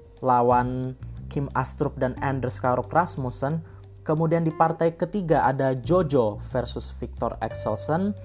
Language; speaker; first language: Indonesian; native; Indonesian